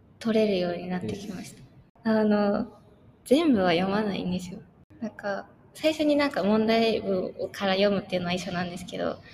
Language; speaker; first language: Japanese; native; Japanese